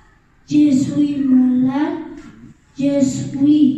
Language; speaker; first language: French; non-native, learner; Arabic